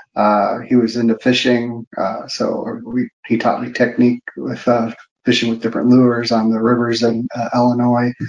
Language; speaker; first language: English; native; English